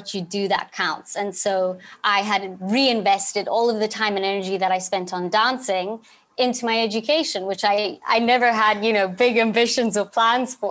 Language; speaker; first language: English; native; English